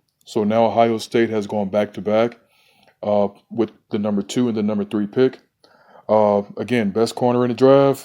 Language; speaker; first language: English; native; English